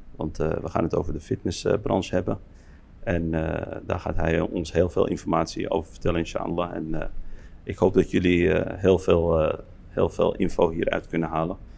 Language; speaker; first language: Dutch; early bilingual, other home language; Arabic